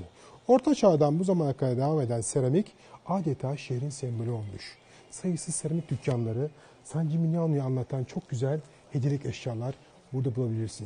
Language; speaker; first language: Turkish; native; Turkish